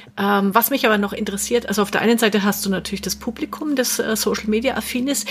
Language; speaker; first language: German; native; German